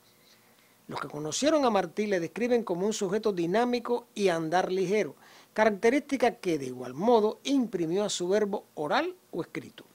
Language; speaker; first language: Spanish; native; Spanish